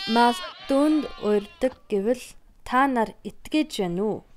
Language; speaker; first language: Mongolian; non-native, fluent; English